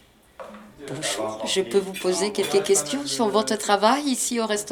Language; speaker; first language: French; native; French